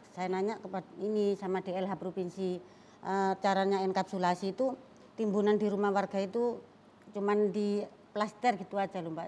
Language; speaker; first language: Indonesian; non-native, local second language; Javanese